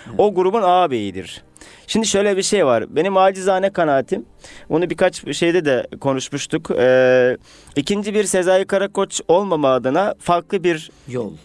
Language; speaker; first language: Turkish; native; Turkish